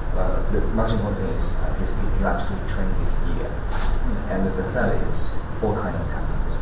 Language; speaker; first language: English; non-native, fluent; Chinese